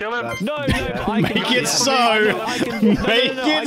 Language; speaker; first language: English; native; English